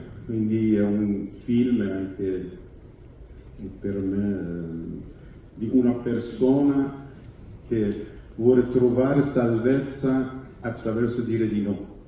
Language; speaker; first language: Italian; non-native, fluent; Persian